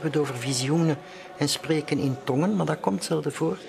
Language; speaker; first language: Dutch; native; Dutch